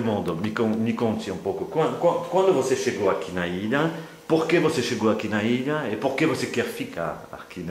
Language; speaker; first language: Portuguese; non-native, fluent; French